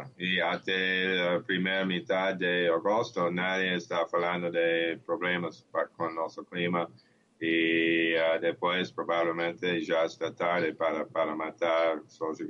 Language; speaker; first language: Portuguese; non-native, learner; English